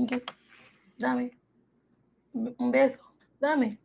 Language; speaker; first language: Spanish; non-native, learner; English